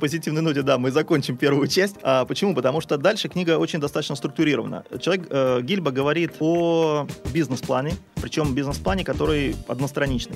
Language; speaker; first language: Russian; native; Russian